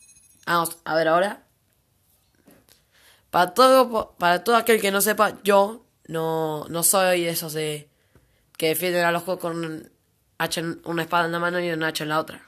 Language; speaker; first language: Spanish; native; Spanish